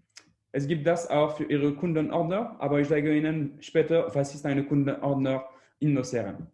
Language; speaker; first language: German; non-native, learner; French